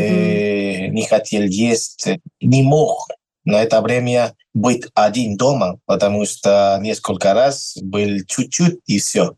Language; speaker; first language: Russian; non-native, learner; Spanish